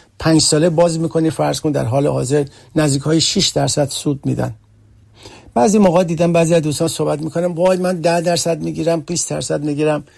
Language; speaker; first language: Persian; early bilingual, heritage; Persian